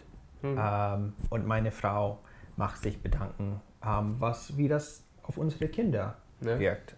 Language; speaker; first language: German; non-native, fluent; English